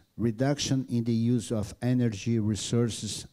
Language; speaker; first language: English; non-native, learner; Portuguese